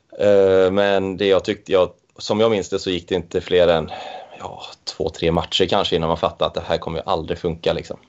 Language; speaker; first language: Swedish; native; Swedish